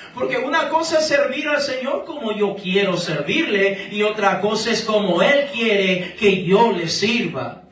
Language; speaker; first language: Spanish; native; Spanish